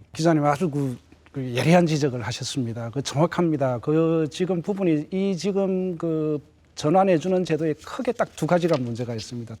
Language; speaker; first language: Korean; native; Korean